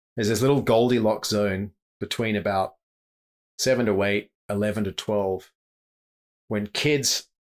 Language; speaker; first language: English; native; English